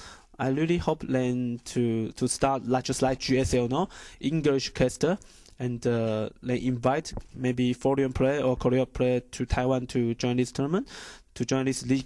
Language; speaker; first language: English; non-native, learner; Chinese